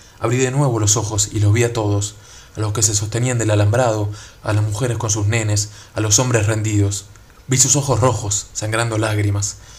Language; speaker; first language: Spanish; native; Spanish